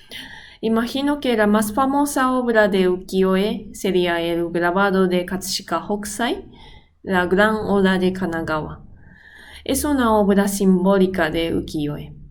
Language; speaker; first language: Spanish; non-native, fluent; Japanese